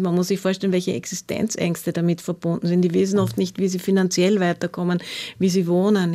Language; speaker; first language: German; native; German